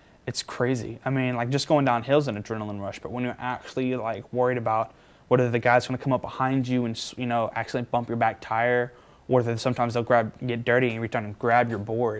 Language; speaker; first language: English; native; English